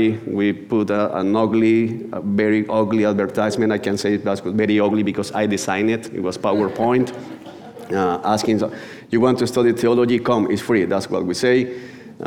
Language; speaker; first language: English; non-native, fluent; Spanish